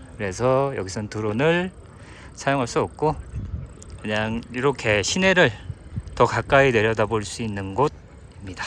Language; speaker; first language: Korean; native; Korean